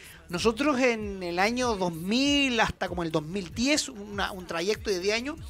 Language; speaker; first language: Spanish; native; Spanish